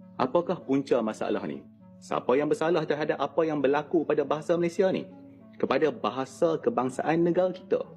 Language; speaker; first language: Malay; native; Malay